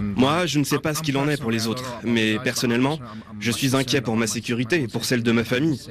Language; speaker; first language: French; non-native, fluent; Arabic